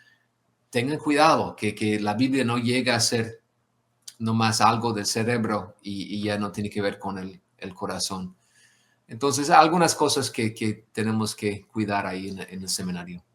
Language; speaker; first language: Spanish; non-native, fluent; English